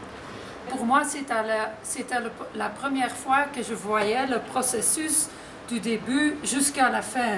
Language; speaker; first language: French; non-native, local second language; Dutch